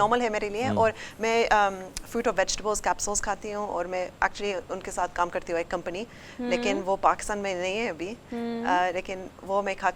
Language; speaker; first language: Hindi; early bilingual, heritage; English